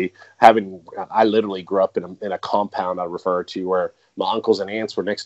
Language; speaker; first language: English; non-native, fluent; Italian